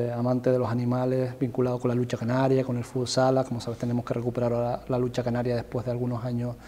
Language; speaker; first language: Spanish; native; Spanish